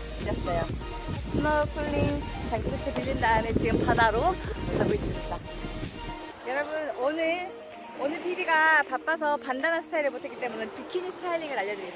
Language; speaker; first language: Korean; native; Korean